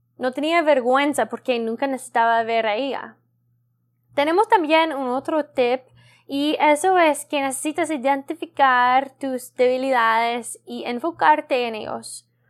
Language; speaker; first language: Spanish; non-native, learner; English